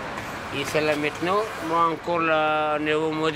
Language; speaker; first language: French; non-native, learner; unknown